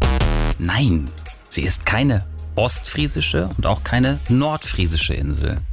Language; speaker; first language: German; native; German